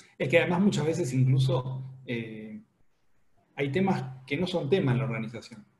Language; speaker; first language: Spanish; native; Spanish